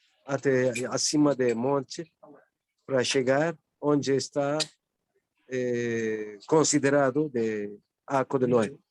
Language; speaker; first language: Portuguese; non-native, learner; Turkish